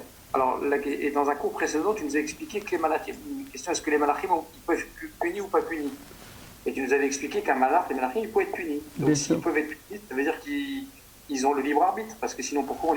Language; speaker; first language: French; native; French